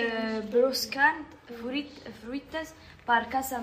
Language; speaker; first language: Catalan; non-native, learner; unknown